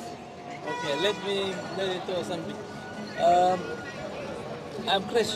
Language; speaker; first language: English; non-native, learner; Romanian